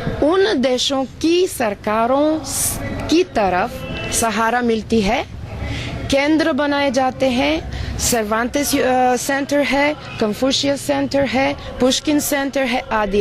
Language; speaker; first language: Hindi; non-native, fluent; Bulgarian